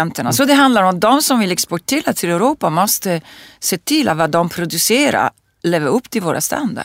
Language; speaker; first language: Swedish; non-native, fluent; Italian